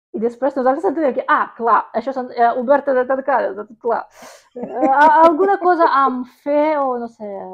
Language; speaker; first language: Catalan; non-native, fluent; Russian